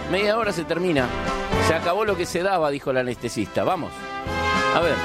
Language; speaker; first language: Spanish; native; Spanish